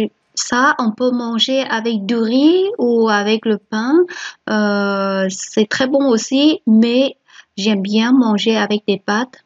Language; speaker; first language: French; non-native, learner; Vietnamese